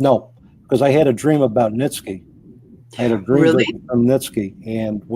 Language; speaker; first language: English; native; English